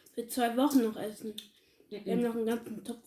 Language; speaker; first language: German; non-native, learner; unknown